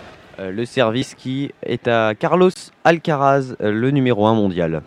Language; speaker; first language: French; native; French